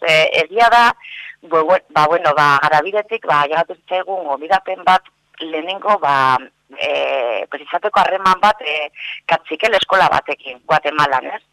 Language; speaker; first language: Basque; non-native, local second language; Spanish